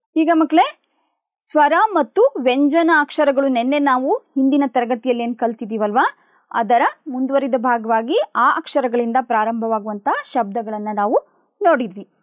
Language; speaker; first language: Kannada; native; Kannada